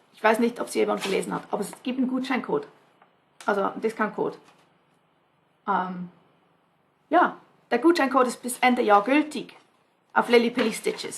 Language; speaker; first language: German; non-native, fluent; English